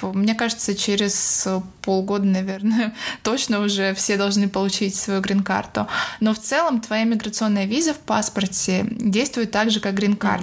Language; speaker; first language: Russian; native; Russian